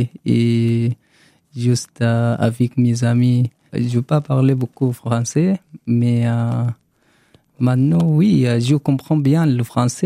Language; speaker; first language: French; non-native, learner; Arabic